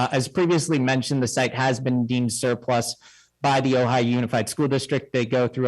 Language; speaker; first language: English; native; English